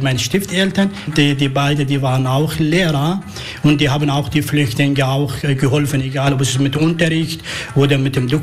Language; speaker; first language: German; non-native, learner; Arabic